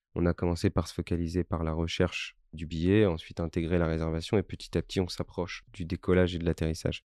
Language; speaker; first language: French; native; French